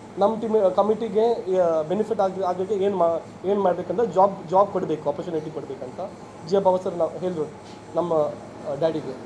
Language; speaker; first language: Kannada; non-native, local second language; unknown